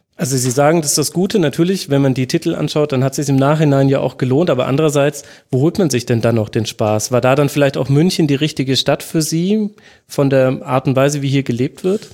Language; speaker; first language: German; native; German